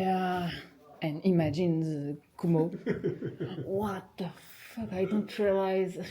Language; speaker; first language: English; non-native, learner; French